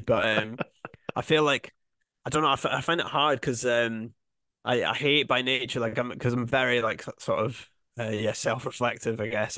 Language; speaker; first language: English; native; English